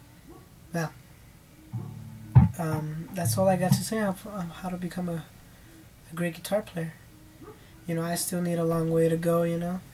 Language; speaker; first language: English; early bilingual, other home language; Spanish